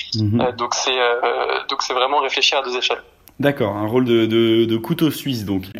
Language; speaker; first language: French; native; French